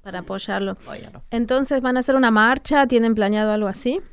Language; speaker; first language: Spanish; native; Spanish